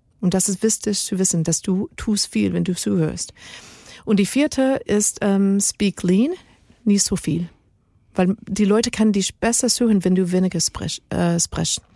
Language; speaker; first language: German; non-native, learner; Spanish